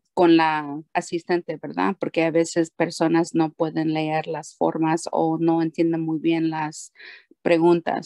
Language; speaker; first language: Spanish; early bilingual, heritage; Spanish